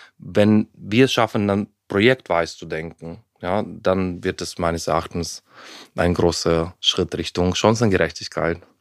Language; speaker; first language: German; non-native, fluent; Ukrainian